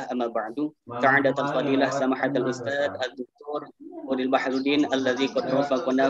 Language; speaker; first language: Arabic; non-native, learner; Indonesian